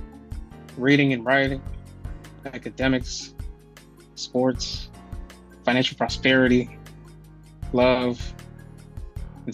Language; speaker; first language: English; native; English